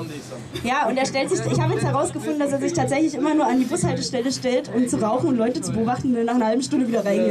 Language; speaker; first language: German; native; German